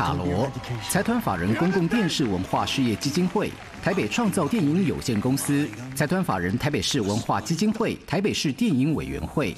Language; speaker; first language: Chinese; native; Chinese